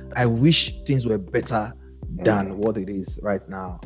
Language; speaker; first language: English; non-native, local second language; Yoruba